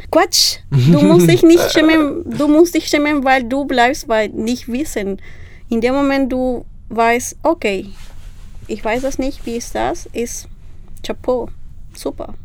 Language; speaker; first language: German; non-native, fluent; Spanish